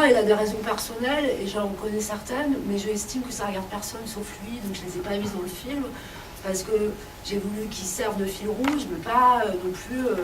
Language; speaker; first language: French; native; French